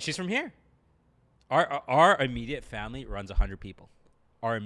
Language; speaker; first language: English; early bilingual, other home language; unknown